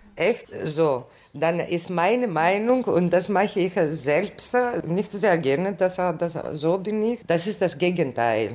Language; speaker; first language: German; non-native, learner; Greek